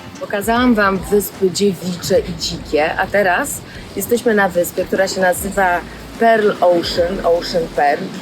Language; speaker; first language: Polish; native; Polish